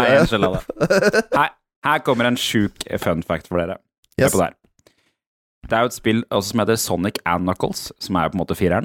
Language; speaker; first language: Norwegian; native; Norwegian